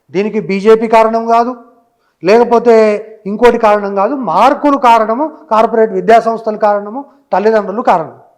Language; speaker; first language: Telugu; native; Telugu